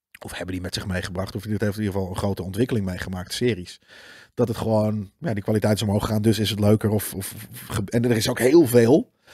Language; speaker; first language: Dutch; native; Dutch